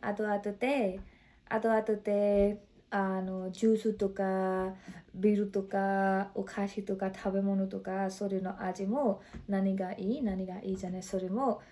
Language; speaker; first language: Japanese; non-native, learner; Nepali